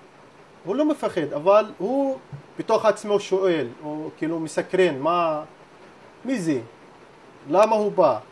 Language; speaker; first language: Hebrew; non-native, local second language; Arabic